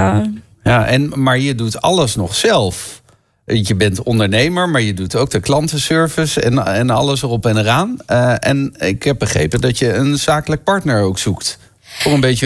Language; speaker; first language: Dutch; native; Dutch